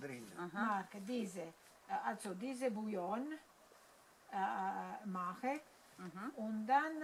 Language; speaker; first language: German; non-native, learner; Italian